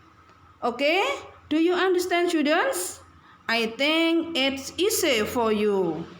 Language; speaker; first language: English; non-native, learner; Indonesian